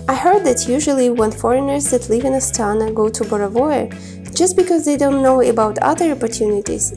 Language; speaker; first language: English; non-native, fluent; Kazakh